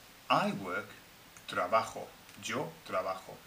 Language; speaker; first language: Spanish; non-native, learner; English